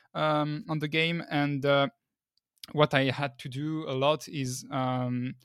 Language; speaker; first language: English; non-native, fluent; French